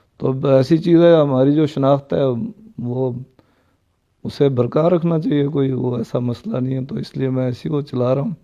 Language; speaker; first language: Urdu; non-native, local second language; Punjabi